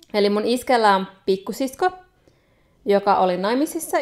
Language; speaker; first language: Finnish; early bilingual, other home language; Nepali